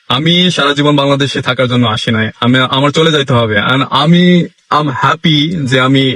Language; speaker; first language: Bangla; early bilingual, heritage; Bangla